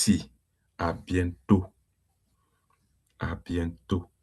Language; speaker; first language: French; non-native, learner; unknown